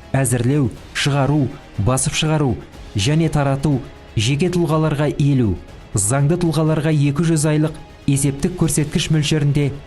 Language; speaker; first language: Kazakh; native; Kazakh